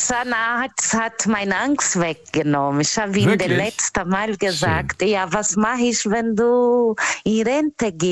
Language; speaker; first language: German; non-native, fluent; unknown